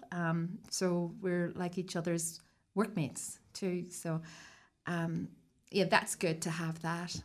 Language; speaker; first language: English; native; English